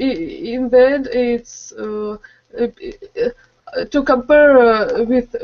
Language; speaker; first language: English; non-native, learner; Russian